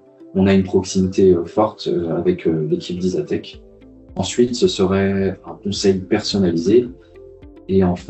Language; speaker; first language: French; native; French